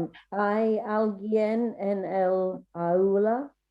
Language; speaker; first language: Spanish; non-native, learner; English